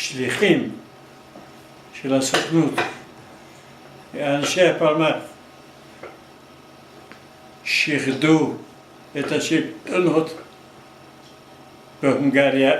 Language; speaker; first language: Hebrew; non-native, fluent; Hungarian